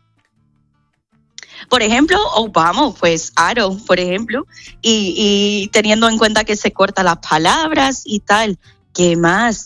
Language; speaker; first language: Spanish; non-native, fluent; English